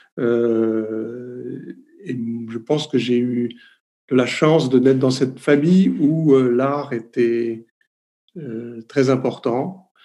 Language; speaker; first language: French; native; French